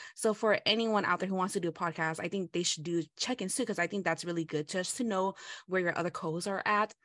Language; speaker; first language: English; early bilingual, other home language; Hmong